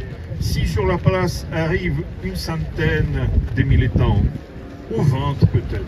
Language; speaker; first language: French; non-native, learner; Russian